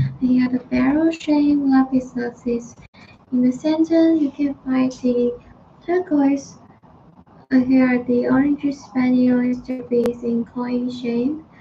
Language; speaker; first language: English; non-native, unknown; Chinese